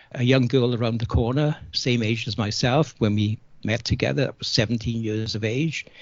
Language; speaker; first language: English; native; English